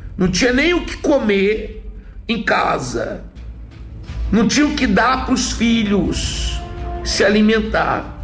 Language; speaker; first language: Portuguese; native; Portuguese